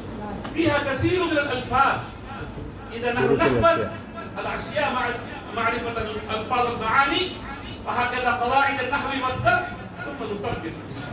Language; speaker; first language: Arabic; non-native, fluent; Urdu